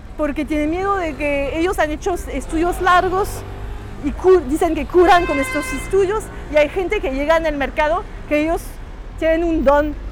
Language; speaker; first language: Spanish; non-native, fluent; French